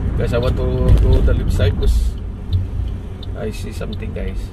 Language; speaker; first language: English; non-native, learner; Filipino